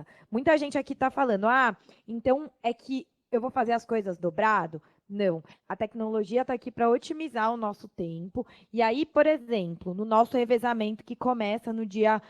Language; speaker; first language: Portuguese; native; Portuguese